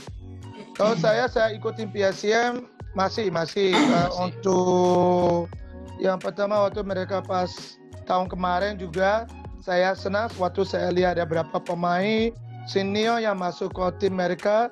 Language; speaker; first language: Indonesian; non-native, fluent; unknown